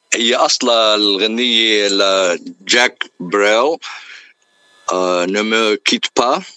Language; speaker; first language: Arabic; native; Arabic